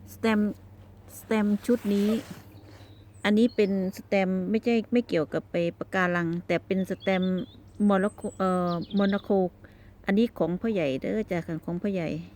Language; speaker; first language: Thai; native; Thai